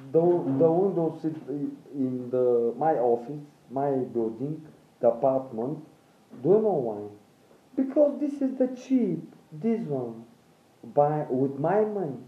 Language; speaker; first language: English; non-native, learner; Bulgarian